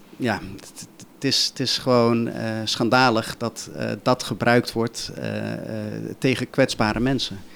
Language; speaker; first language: Dutch; native; Dutch